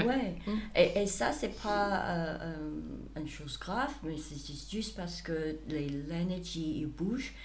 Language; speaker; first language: French; non-native, fluent; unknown